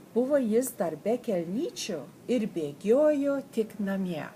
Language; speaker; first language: Lithuanian; early bilingual, heritage; Lithuanian